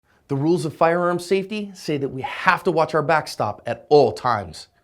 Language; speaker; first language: English; native; English